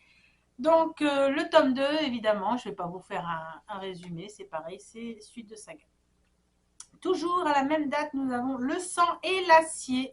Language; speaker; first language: French; native; French